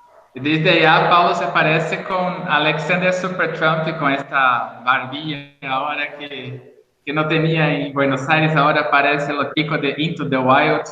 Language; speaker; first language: Spanish; non-native, learner; Portuguese